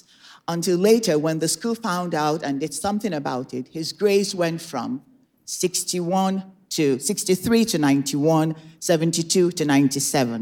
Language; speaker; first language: English; non-native, local second language; Igbo